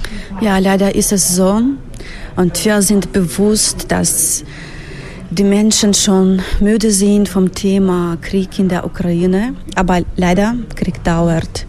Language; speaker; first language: German; non-native, fluent; Ukrainian